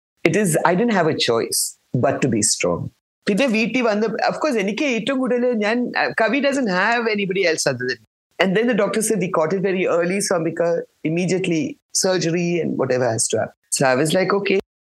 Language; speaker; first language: English; non-native, local second language; Malayalam